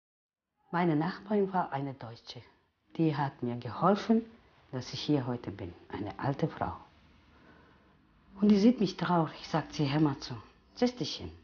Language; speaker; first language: German; non-native, fluent; Romany